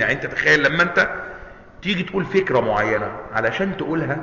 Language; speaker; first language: Arabic; native; Arabic